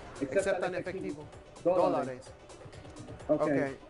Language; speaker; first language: Spanish; non-native, learner; English